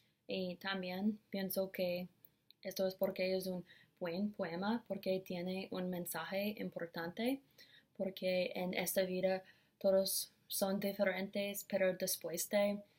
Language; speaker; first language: Spanish; non-native, learner; English